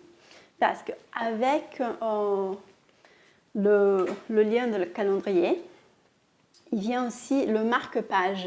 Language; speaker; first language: French; non-native, fluent; Portuguese